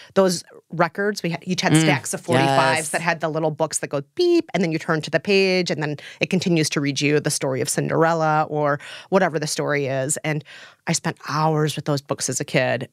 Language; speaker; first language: English; native; English